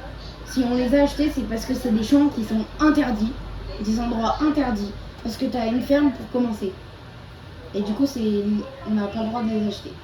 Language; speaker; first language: French; native; French